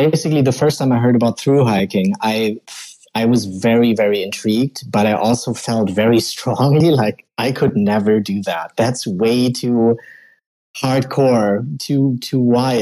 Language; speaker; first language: English; non-native, fluent; German